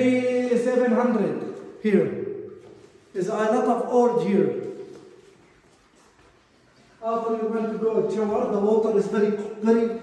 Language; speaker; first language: English; non-native, learner; Arabic